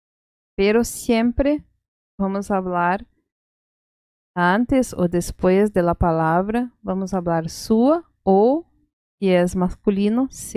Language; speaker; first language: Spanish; non-native, fluent; Portuguese